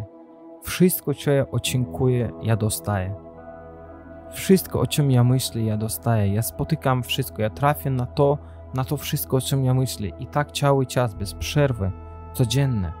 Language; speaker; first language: Polish; non-native, learner; Azerbaijani